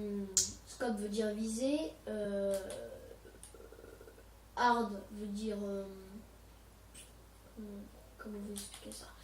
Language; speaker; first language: French; native; French